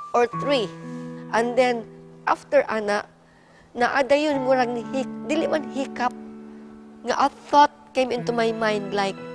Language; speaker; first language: English; non-native, local second language; Cebuano